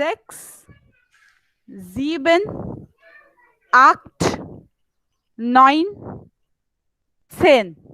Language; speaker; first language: German; non-native, fluent; Marathi